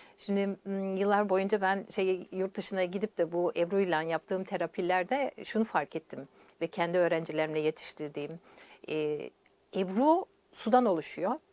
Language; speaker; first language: Turkish; native; Turkish